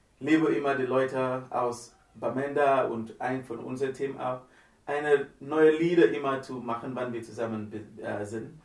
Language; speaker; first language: German; non-native, learner; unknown